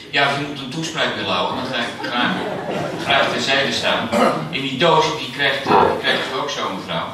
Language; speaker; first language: Dutch; native; Dutch